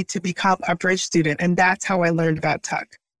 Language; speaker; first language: English; early bilingual, other home language; Haitian Creole